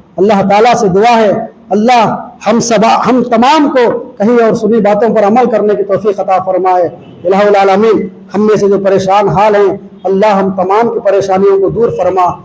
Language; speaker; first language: Urdu; native; Urdu